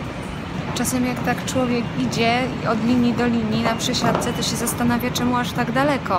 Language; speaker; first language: Polish; native; Polish